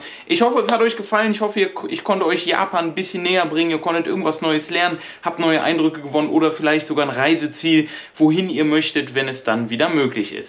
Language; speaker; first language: German; native; German